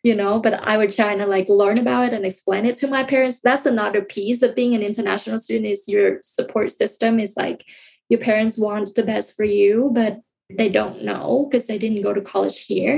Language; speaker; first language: English; non-native, fluent; Vietnamese